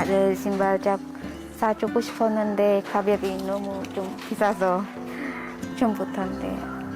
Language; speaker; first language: Korean; non-native, learner; Khmer